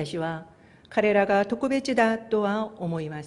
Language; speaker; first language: Japanese; non-native, fluent; Korean